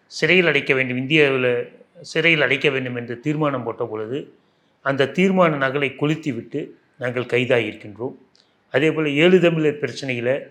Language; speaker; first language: Tamil; non-native, local second language; Telugu